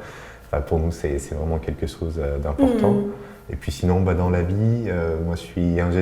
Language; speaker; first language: French; native; French